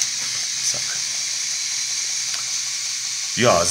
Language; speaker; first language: German; native; German